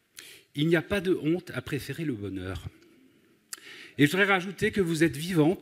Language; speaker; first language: French; native; French